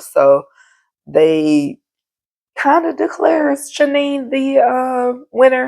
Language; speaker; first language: English; native; English